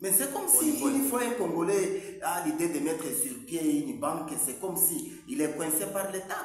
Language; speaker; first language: French; non-native, local second language; Swahili